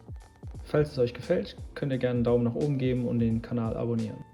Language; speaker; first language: German; native; German